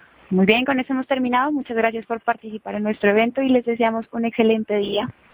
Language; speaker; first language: Spanish; native; Spanish